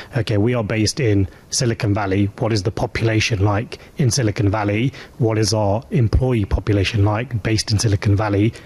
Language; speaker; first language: English; native; English